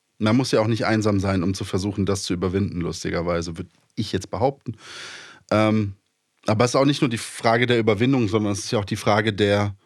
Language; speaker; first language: German; early bilingual, other home language; Polish